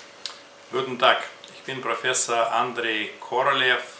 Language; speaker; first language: German; non-native, fluent; Russian